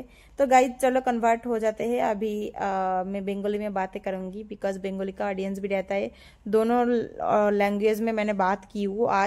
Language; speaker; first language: Hindi; non-native, local second language; Bangla